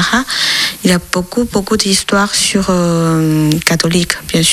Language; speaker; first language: French; non-native, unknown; Chinese